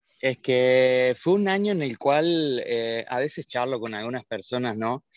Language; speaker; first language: Spanish; native; Spanish